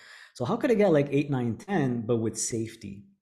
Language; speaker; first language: English; native; English